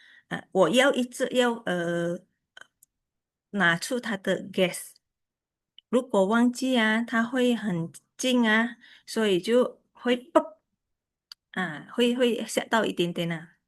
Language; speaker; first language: Chinese; early bilingual, heritage; Chinese